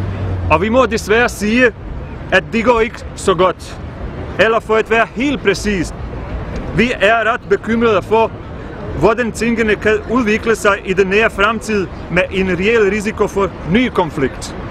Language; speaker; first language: Danish; non-native, fluent; Bosnian